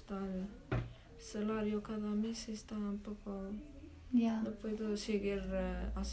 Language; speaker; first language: Spanish; non-native, learner; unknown